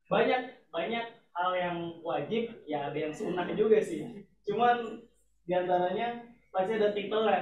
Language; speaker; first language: Indonesian; native; Indonesian